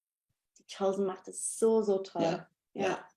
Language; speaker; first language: German; non-native, fluent; English